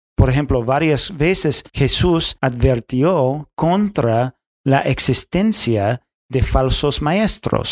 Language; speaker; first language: Spanish; non-native, fluent; English